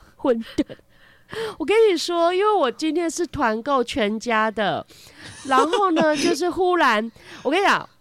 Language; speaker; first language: Chinese; native; Chinese